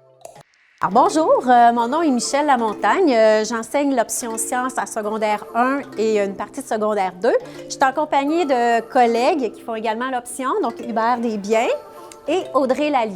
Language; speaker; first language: French; native; French